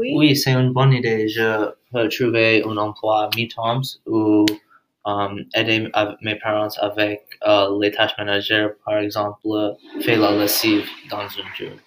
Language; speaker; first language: French; non-native, learner; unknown